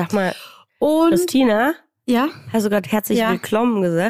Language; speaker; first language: German; native; German